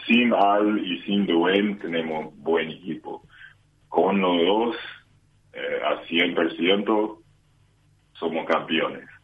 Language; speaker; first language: Spanish; non-native, learner; English